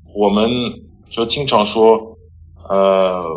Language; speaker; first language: Chinese; non-native, fluent; French